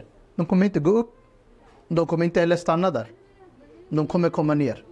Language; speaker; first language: Swedish; non-native, fluent; Urdu